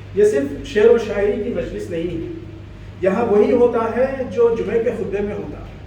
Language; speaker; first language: Urdu; native; Urdu